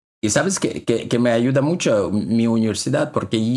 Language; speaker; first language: Spanish; non-native, learner; Russian